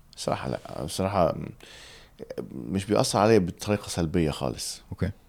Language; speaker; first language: Arabic; early bilingual, heritage; Arabic